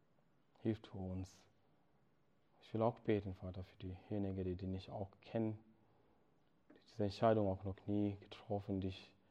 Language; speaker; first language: German; non-native, fluent; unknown